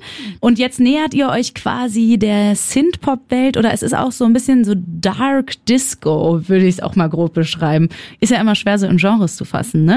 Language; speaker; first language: German; native; German